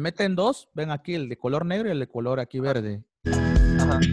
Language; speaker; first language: Spanish; native; Spanish